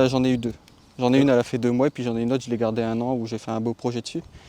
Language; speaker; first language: French; native; French